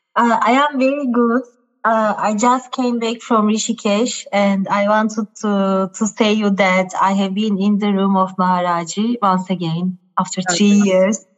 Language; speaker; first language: English; non-native, fluent; Turkish